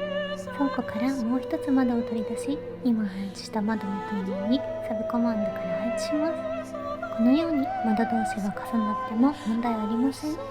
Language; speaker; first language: Japanese; native; Japanese